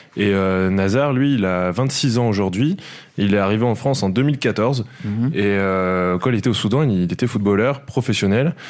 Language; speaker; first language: French; native; French